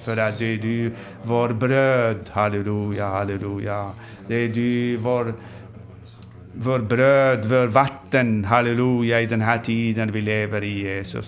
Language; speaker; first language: Swedish; non-native, fluent; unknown